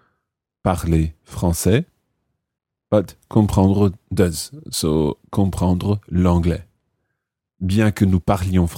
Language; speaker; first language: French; non-native, fluent; English